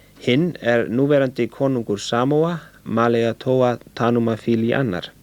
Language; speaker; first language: Icelandic; native; Icelandic